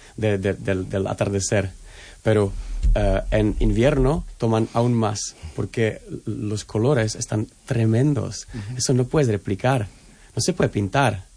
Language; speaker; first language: Spanish; non-native, fluent; Czech